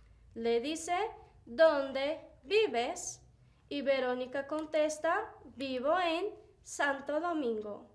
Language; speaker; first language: Spanish; non-native, fluent; Portuguese